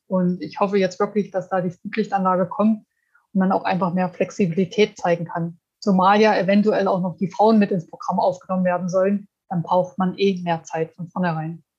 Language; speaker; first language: German; native; German